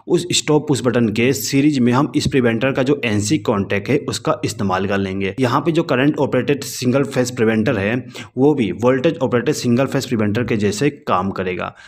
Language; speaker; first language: Hindi; native; Hindi